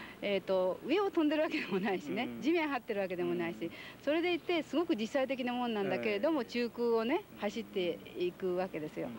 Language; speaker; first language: Japanese; native; Japanese